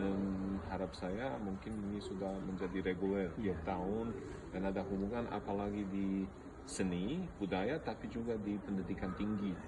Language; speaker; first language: Indonesian; non-native, fluent; Bosnian